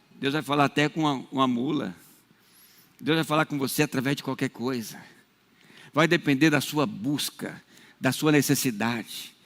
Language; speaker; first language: Portuguese; native; Portuguese